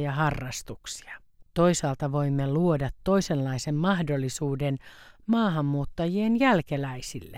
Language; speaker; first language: Finnish; native; Finnish